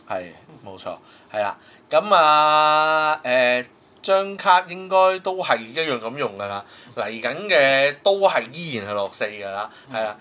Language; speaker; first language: Cantonese; native; Cantonese